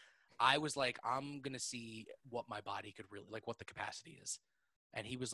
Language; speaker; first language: English; native; English